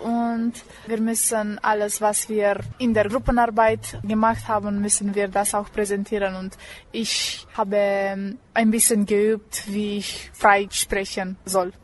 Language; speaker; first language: German; non-native, local second language; Romanian